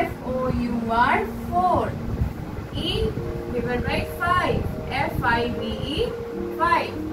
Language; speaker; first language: English; non-native, local second language; Hindi